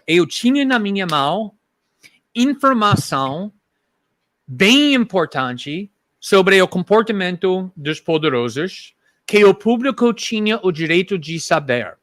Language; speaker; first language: Portuguese; non-native, fluent; English